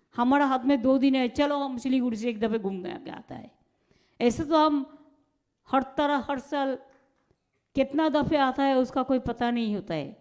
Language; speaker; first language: Hindi; non-native, local second language; Bangla